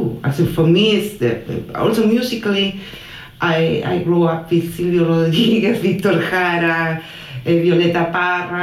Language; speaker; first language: English; non-native, fluent; Spanish